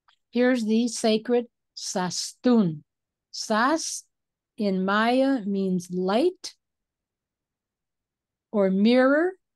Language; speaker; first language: English; native; English